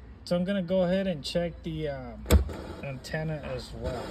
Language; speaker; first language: English; native; English